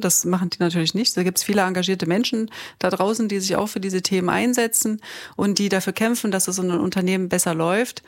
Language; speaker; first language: German; native; German